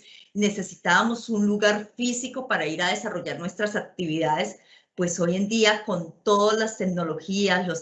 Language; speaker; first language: Spanish; native; Spanish